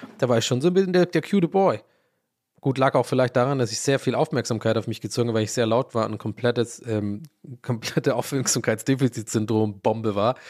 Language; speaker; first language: German; early bilingual, other home language; English